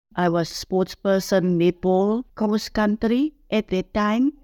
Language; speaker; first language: English; non-native, local second language; Afrikaans